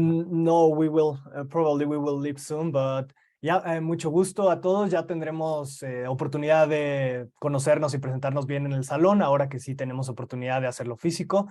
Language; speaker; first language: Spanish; native; Spanish